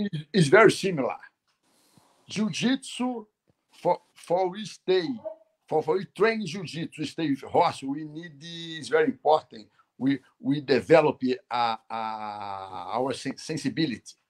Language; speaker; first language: English; non-native, learner; Portuguese